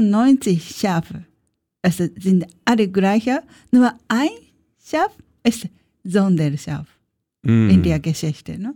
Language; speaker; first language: German; non-native, learner; Japanese